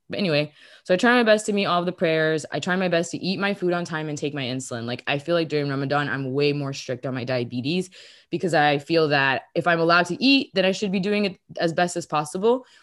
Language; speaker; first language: English; early bilingual, other home language; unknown